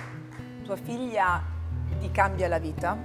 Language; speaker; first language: Italian; native; Italian